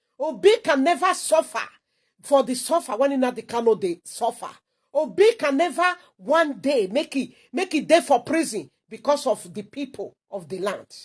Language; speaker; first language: Nigerian Pidgin; non-native, local second language; Igbo